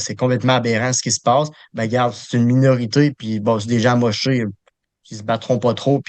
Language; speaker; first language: French; native; French